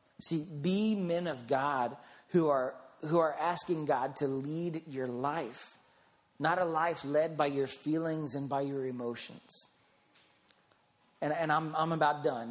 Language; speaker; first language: English; native; English